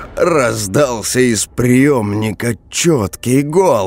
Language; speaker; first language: Russian; native; Russian